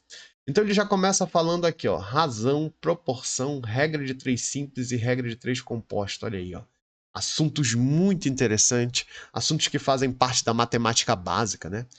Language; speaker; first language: Portuguese; native; Portuguese